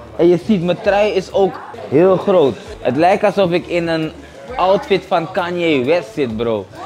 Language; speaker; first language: Dutch; native; Dutch